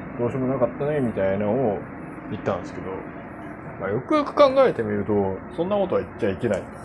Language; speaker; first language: Japanese; non-native, fluent; Korean